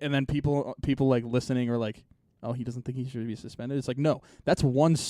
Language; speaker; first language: English; native; English